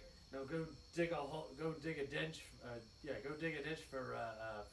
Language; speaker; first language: English; native; English